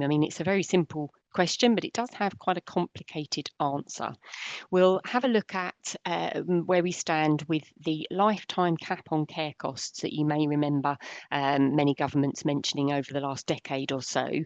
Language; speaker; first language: English; native; English